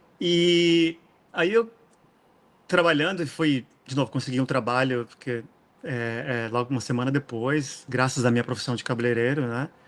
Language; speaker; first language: Portuguese; native; Portuguese